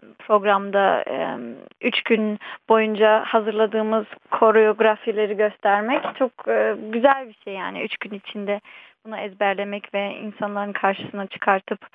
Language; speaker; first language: Turkish; early bilingual, heritage; Turkish